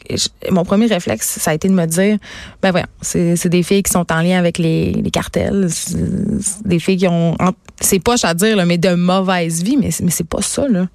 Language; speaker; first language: French; native; French